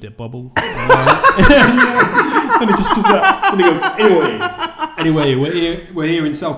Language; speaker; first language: English; native; English